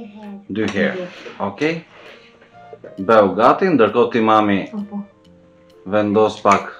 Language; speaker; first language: Albanian; native; Albanian